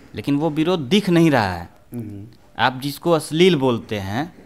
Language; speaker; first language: Hindi; native; Hindi